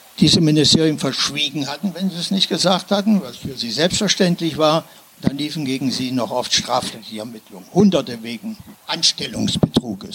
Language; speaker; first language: German; native; German